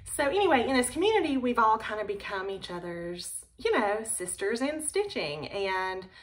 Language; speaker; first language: English; native; English